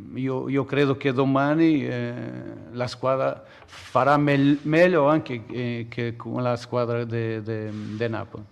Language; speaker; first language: Italian; non-native, learner; Portuguese